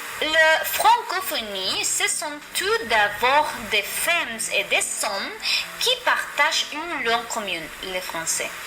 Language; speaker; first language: French; non-native, learner; Spanish